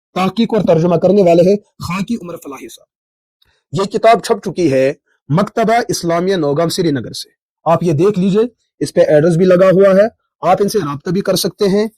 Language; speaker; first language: Urdu; non-native, local second language; Kashmiri